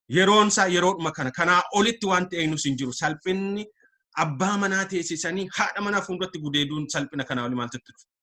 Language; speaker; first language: Oromo; native; Oromo